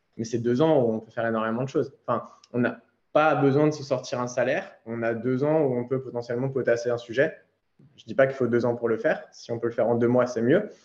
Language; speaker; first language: French; native; French